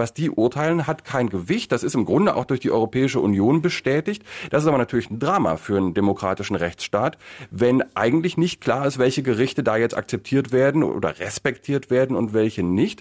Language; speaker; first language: German; native; German